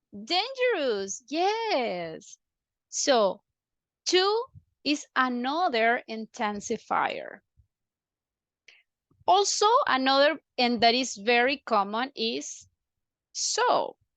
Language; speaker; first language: English; non-native, fluent; Spanish